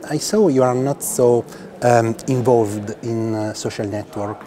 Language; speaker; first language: English; non-native, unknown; Italian